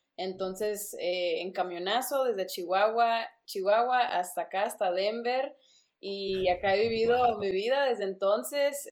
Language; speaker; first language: Spanish; early bilingual, other home language; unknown